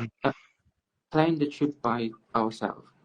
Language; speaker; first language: English; non-native, learner; Cantonese